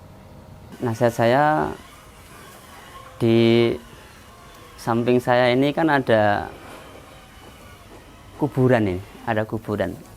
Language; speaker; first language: Indonesian; non-native, local second language; Javanese